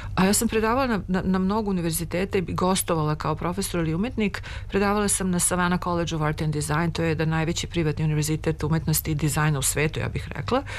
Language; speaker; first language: Serbian; native; Serbian